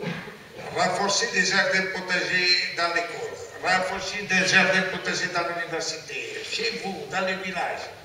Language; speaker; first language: French; non-native, learner; Italian